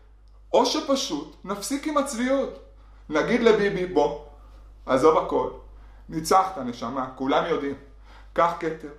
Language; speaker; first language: Hebrew; native; Hebrew